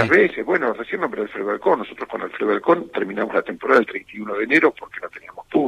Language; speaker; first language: Spanish; native; Spanish